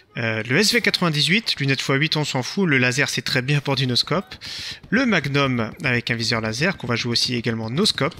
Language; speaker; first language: French; native; French